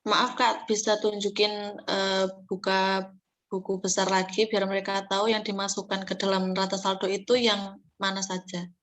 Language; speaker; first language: Indonesian; native; Indonesian